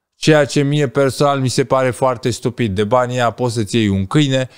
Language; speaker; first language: Romanian; native; Romanian